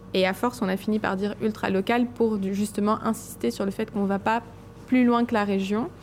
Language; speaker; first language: French; native; French